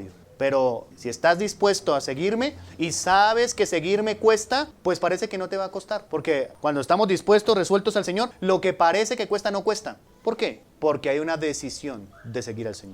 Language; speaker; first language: Spanish; native; Spanish